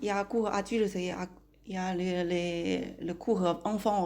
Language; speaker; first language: French; non-native, learner; Chinese